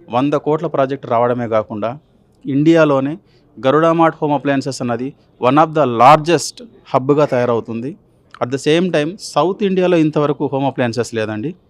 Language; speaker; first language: Telugu; native; Telugu